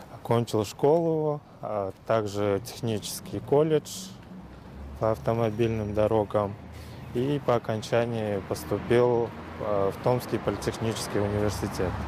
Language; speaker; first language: Russian; non-native, local second language; Kyrgyz